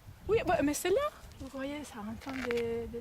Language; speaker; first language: French; non-native, fluent; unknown